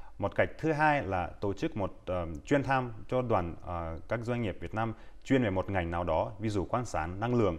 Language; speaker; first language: Vietnamese; non-native, fluent; Russian